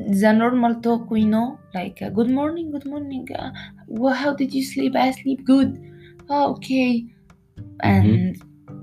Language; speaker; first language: English; non-native, learner; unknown